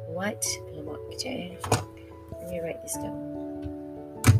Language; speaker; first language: English; non-native, local second language; Malay